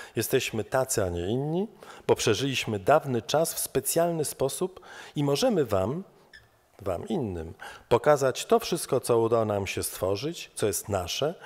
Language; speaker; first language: Polish; native; Polish